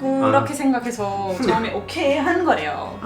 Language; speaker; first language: Korean; non-native, fluent; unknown